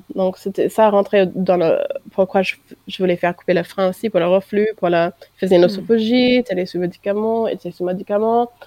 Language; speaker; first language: French; non-native, fluent; English